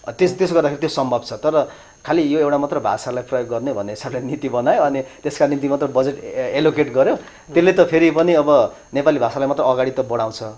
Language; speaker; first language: Nepali; non-native, local second language; Limbu